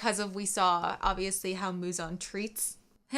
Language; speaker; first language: English; native; English